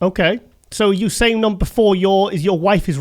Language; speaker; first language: English; native; English